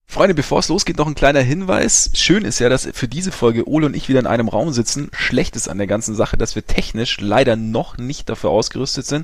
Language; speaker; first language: German; native; German